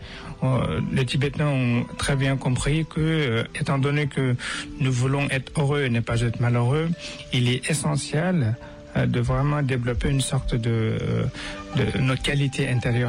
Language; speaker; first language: French; non-native, fluent; Tibetan